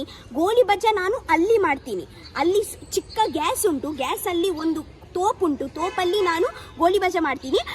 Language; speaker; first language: Kannada; non-native, local second language; Tulu